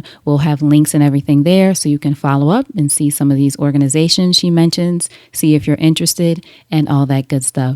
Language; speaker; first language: English; native; English